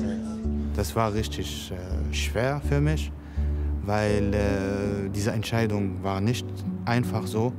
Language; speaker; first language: German; non-native, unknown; Arabic